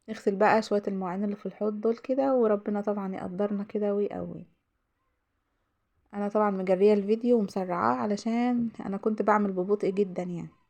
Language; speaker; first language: Arabic; native; Arabic